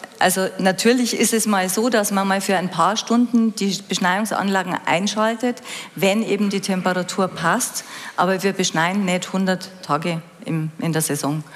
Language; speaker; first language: German; native; German